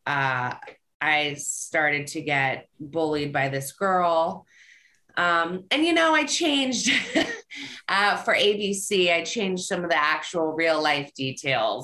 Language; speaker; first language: English; native; English